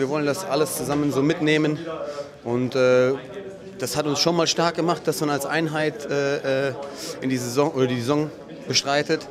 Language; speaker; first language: German; native; German